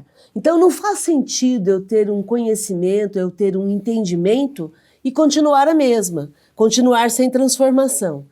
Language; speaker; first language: Portuguese; native; Portuguese